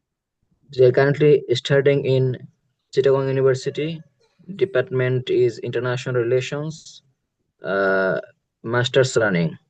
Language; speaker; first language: English; non-native, learner; Bangla